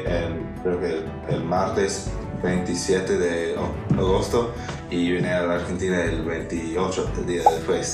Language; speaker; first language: Spanish; non-native, fluent; English